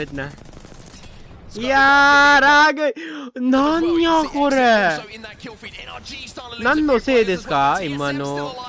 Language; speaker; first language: Japanese; non-native, learner; Filipino